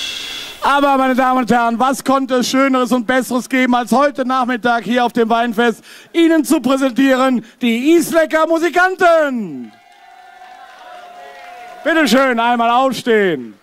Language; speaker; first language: German; native; German